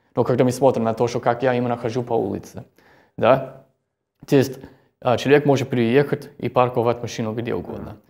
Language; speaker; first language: Russian; non-native, fluent; English